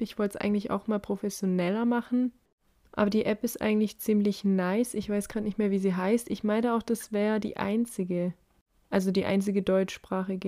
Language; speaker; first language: German; native; German